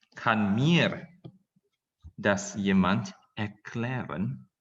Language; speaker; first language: German; non-native, fluent; Indonesian